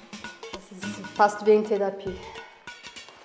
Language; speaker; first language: German; non-native, local second language; Portuguese